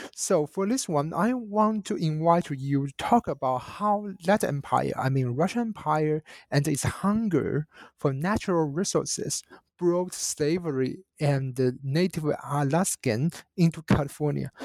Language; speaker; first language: English; non-native, fluent; Chinese